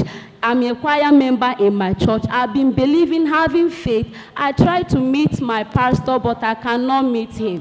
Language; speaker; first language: English; non-native, local second language; Igbo